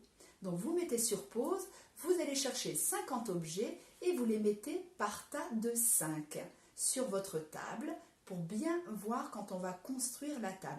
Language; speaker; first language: French; native; French